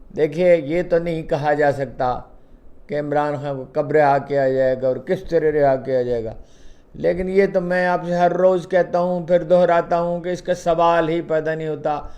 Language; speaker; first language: Urdu; native; Urdu